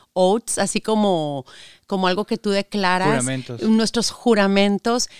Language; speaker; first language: Spanish; native; Spanish